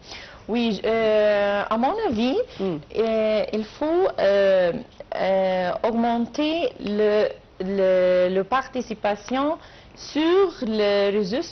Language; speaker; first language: French; non-native, learner; Arabic